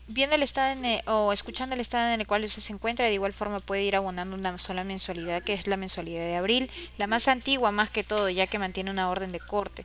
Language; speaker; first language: Spanish; native; Spanish